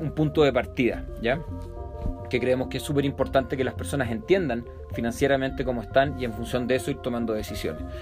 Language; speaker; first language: Spanish; native; Spanish